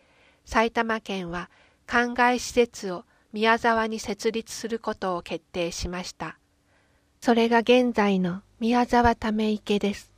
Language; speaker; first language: Japanese; native; Japanese